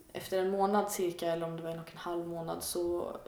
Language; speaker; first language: Swedish; native; Swedish